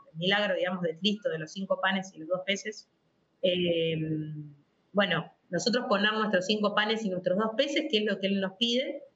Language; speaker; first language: Spanish; native; Spanish